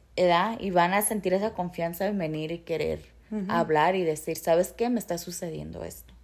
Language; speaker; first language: Spanish; early bilingual, heritage; Spanish